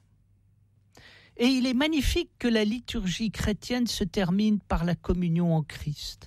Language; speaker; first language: French; native; French